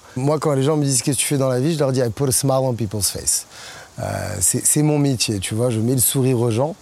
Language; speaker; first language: French; non-native, local second language; Arabic